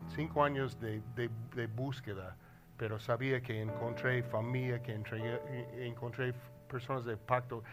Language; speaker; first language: Spanish; non-native, learner; English